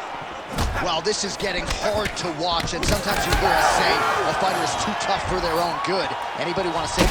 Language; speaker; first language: English; native; English